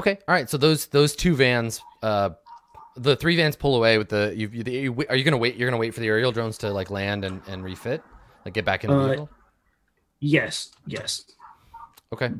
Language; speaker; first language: English; native; English